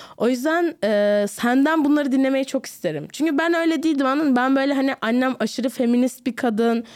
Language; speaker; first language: Turkish; native; Turkish